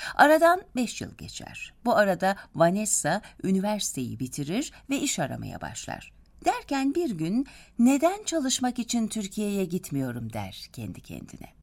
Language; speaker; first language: Turkish; native; Turkish